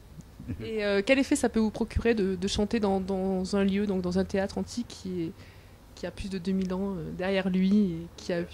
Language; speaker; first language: French; native; French